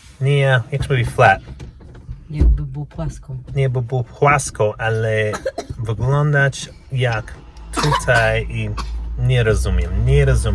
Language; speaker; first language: Polish; non-native, learner; English